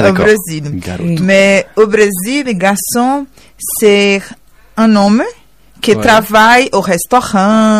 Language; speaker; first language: French; non-native, learner; Portuguese